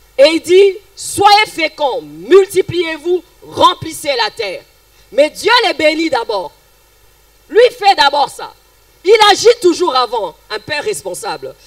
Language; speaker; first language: French; non-native, local second language; Lingala